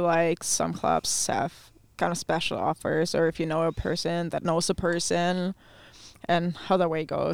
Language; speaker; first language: English; non-native, fluent; German